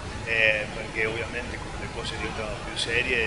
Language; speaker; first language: Italian; non-native, fluent; Spanish